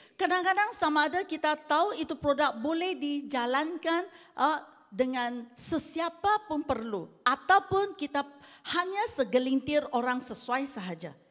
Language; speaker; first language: Malay; non-native, local second language; Chinese